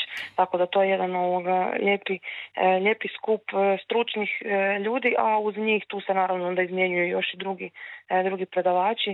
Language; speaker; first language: Serbian; native; Serbian